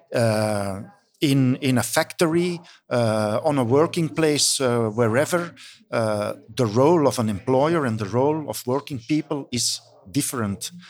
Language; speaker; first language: English; non-native, fluent; Dutch